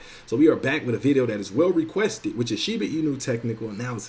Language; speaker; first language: English; native; English